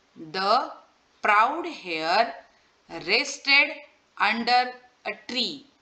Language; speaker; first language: English; non-native, local second language; Marathi